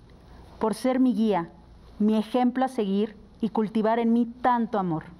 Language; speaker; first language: Spanish; native; Spanish